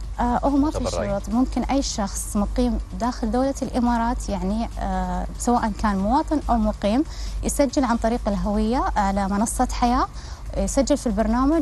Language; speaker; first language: Arabic; native; Arabic